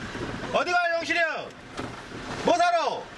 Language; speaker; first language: Korean; native; Korean